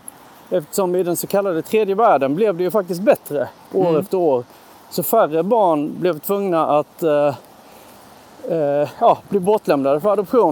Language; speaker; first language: Swedish; native; Swedish